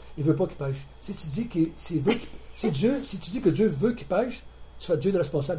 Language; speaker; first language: French; native; French